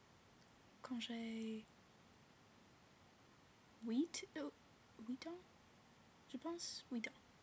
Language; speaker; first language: French; non-native, learner; English